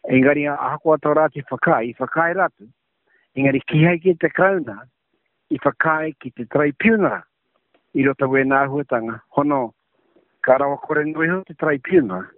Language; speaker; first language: Māori; native; Māori